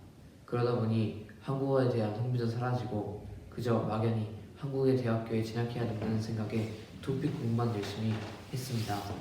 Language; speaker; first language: Korean; early bilingual, other home language; Japanese